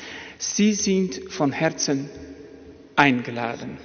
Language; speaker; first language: German; non-native, fluent; Dutch